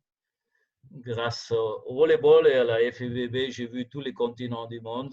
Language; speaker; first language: French; non-native, fluent; German